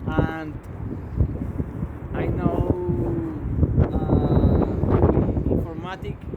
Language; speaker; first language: English; non-native, learner; Spanish